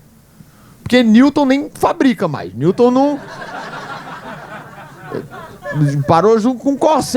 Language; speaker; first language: Portuguese; native; Portuguese